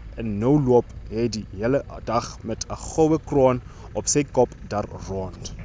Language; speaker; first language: Afrikaans; non-native, learner; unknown